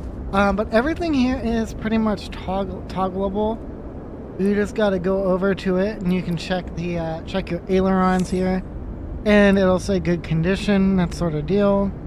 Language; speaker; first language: English; native; English